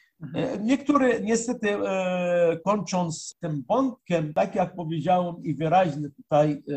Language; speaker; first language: Polish; non-native, fluent; Arabic